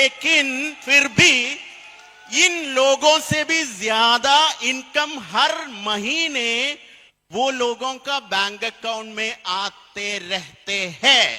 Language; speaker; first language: Hindi; non-native, fluent; Bangla